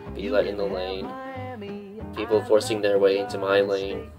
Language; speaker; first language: English; native; English